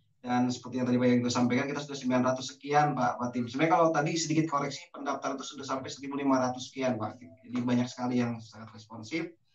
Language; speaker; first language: Indonesian; native; Indonesian